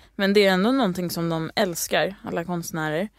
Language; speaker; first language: Swedish; early bilingual, heritage; Swedish